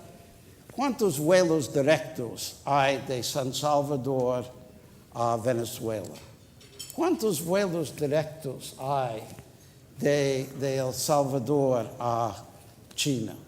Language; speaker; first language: Spanish; non-native, fluent; English